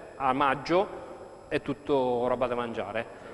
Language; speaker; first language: Italian; native; Italian